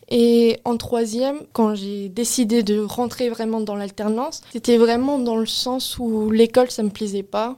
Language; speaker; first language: French; native; French